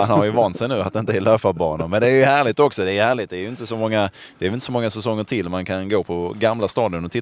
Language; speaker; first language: Swedish; native; Swedish